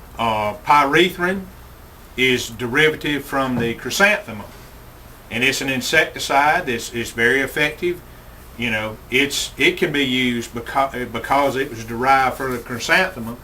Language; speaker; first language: English; native; English